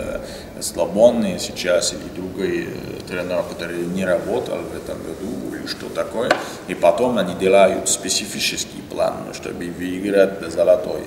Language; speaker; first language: Russian; non-native, learner; French